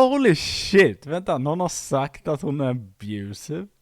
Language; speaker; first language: Swedish; native; Swedish